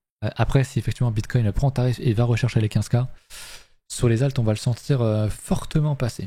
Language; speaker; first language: French; native; French